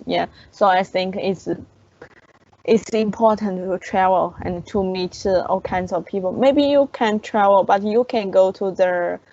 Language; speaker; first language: English; non-native, learner; Chinese